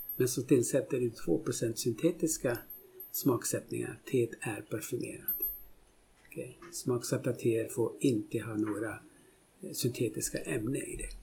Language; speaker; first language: Swedish; non-native, fluent; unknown